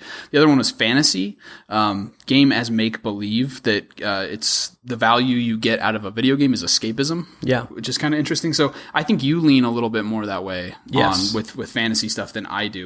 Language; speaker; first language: English; native; English